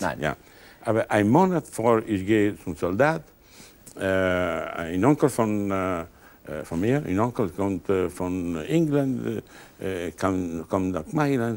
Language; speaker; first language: German; non-native, learner; Italian